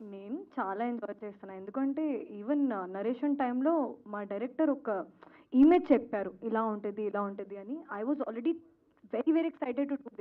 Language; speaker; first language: Telugu; non-native, local second language; Hindi